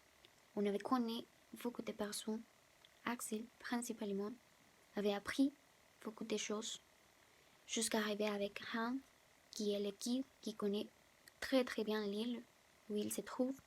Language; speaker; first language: French; non-native, learner; Spanish